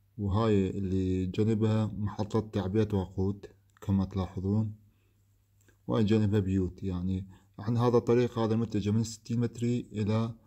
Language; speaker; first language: Arabic; native; Arabic